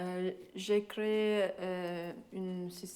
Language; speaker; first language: French; non-native, fluent; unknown